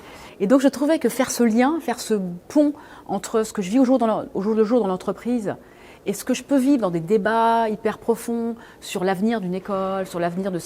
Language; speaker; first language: French; native; French